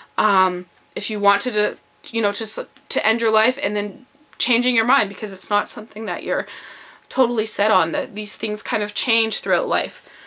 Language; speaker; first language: English; native; English